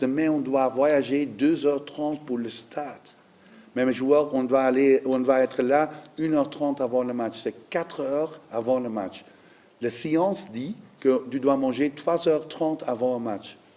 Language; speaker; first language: French; non-native, fluent; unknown